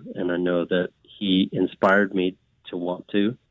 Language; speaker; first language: English; native; English